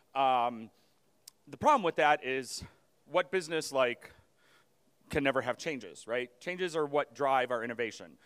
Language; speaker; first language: English; native; English